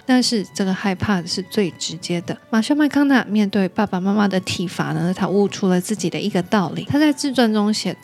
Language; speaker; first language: Chinese; native; Chinese